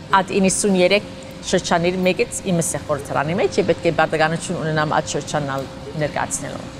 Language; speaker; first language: Armenian; early bilingual, heritage; Armenian